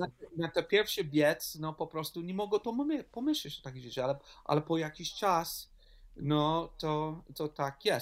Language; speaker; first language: Polish; non-native, learner; English